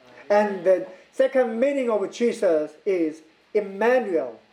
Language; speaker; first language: English; non-native, learner; Korean